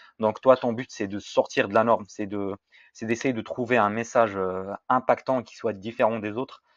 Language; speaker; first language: French; native; French